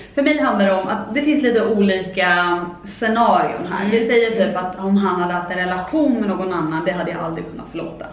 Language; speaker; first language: Swedish; native; Swedish